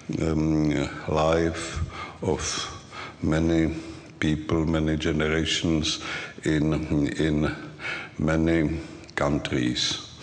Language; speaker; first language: English; non-native, learner; Czech